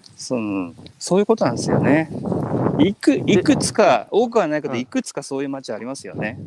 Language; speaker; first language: Japanese; native; Japanese